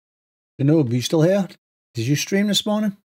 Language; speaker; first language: English; native; English